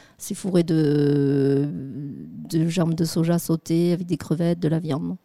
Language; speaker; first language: French; non-native, fluent; Vietnamese